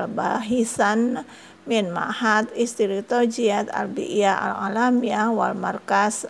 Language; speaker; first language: Arabic; non-native, fluent; Indonesian